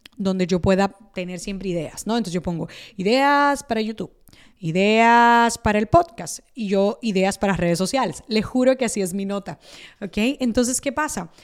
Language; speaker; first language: Spanish; early bilingual, other home language; Italian